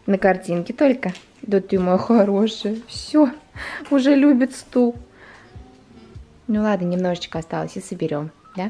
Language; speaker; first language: Russian; native; Russian